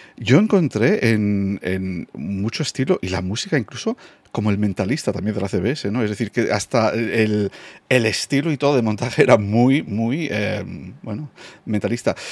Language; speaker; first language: Spanish; non-native, fluent; English